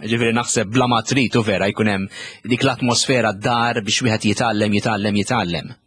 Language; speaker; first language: Maltese; native; Maltese